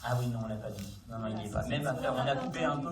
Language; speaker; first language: French; native; French